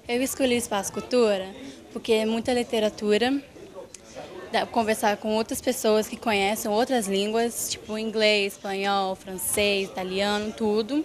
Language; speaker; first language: Portuguese; non-native, learner; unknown